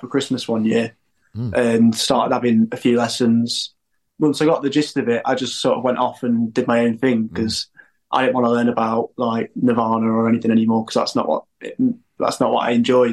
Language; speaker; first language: English; native; English